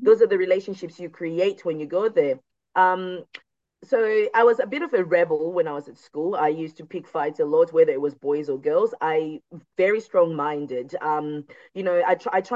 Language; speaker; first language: English; non-native, local second language; Shona